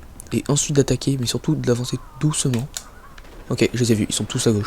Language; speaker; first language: French; native; French